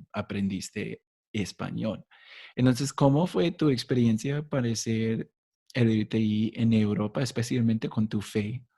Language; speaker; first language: Spanish; non-native, fluent; English